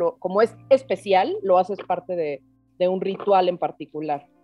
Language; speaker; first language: Spanish; native; Spanish